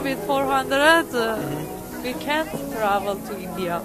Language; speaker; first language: English; non-native, learner; Persian